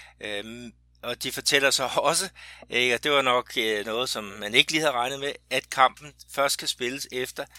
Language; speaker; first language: Danish; native; Danish